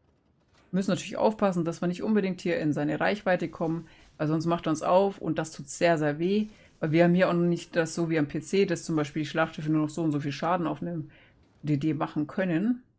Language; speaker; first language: German; native; German